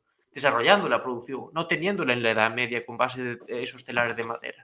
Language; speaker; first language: Spanish; native; Spanish